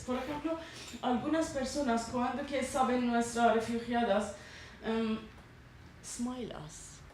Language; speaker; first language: Spanish; non-native, learner; Persian